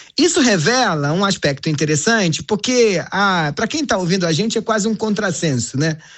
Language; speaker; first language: Portuguese; native; Portuguese